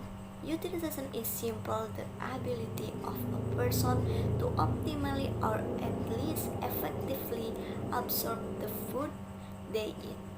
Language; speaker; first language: English; non-native, learner; Indonesian